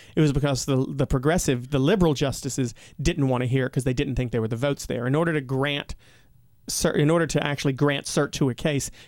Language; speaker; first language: English; native; English